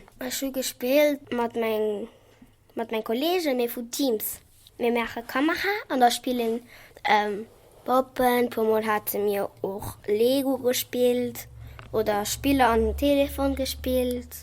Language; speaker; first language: German; non-native, local second language; Luxembourgish